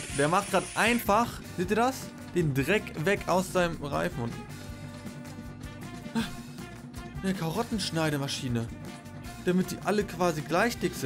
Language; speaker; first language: German; native; German